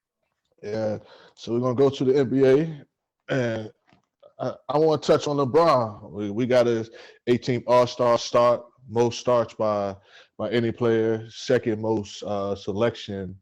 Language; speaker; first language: English; native; English